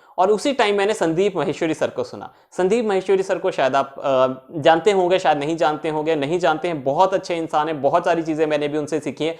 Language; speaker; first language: Hindi; native; Hindi